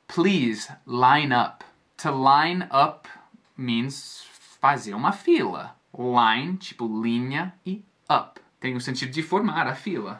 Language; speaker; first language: Portuguese; non-native, fluent; English